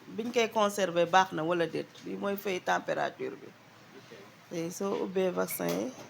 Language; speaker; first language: Wolof; native; Wolof